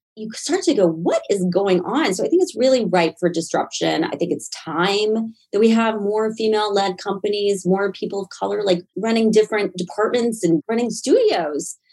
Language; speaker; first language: English; native; English